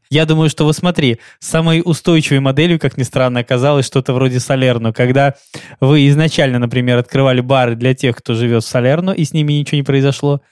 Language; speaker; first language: Russian; native; Russian